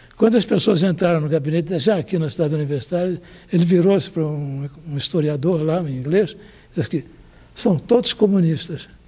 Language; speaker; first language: Portuguese; native; Portuguese